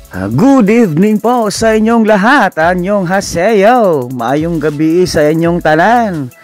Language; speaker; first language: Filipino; non-native, local second language; Cebuano